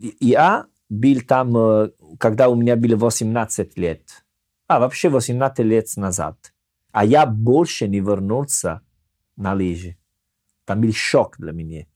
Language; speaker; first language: Russian; non-native, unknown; Italian